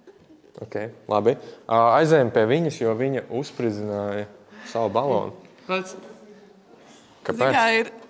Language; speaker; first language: Latvian; native; Latvian